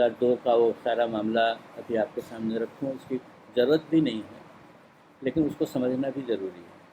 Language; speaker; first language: Hindi; native; Hindi